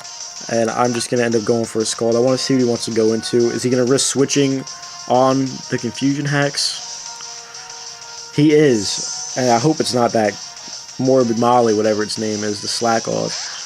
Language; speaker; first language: English; native; English